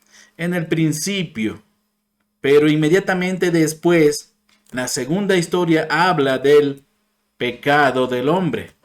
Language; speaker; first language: Spanish; non-native, fluent; English